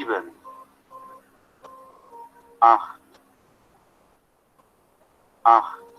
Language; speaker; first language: German; non-native, learner; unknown